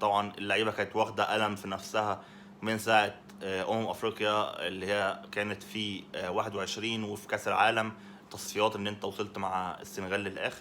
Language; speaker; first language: Arabic; native; Arabic